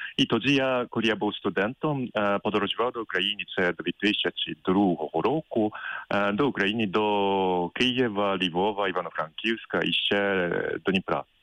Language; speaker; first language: Ukrainian; non-native, fluent; Japanese